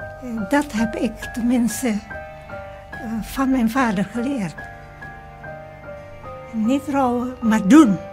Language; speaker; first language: Dutch; early bilingual, other home language; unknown